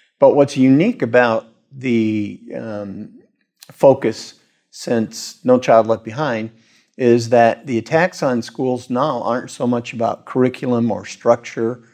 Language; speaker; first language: English; native; English